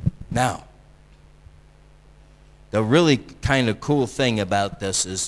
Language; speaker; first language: English; native; English